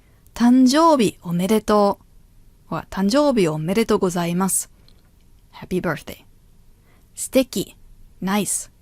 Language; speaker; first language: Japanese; non-native, fluent; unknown